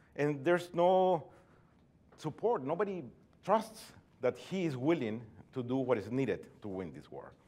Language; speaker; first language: English; non-native, fluent; Spanish